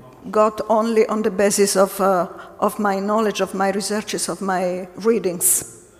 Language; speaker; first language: English; non-native, fluent; Italian